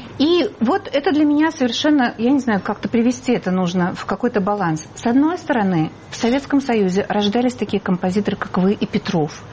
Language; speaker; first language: Russian; native; Russian